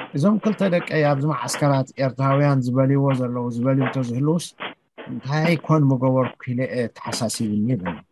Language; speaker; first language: Tigrinya; native; Tigrinya